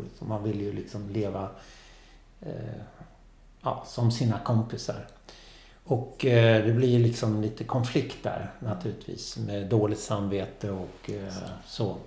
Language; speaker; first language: Swedish; native; Swedish